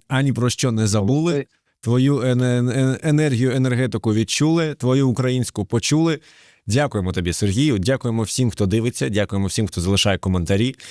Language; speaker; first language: Ukrainian; native; Ukrainian